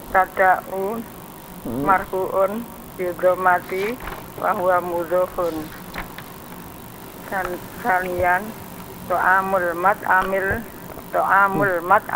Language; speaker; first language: Arabic; non-native, learner; Indonesian